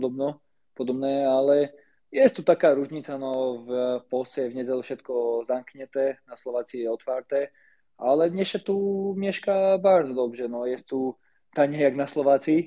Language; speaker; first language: Polish; non-native, learner; Slovak